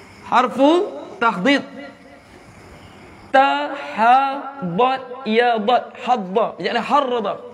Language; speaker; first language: Arabic; non-native, fluent; Malay